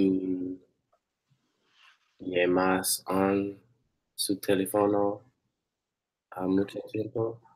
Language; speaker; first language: Spanish; non-native, learner; English